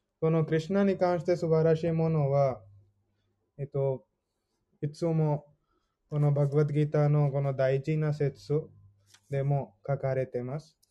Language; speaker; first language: Japanese; non-native, fluent; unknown